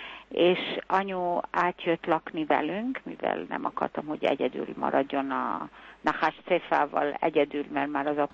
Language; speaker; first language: Hungarian; early bilingual, heritage; Hungarian